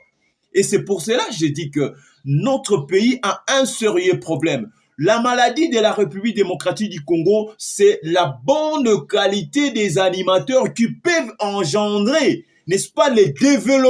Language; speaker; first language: French; non-native, local second language; Lingala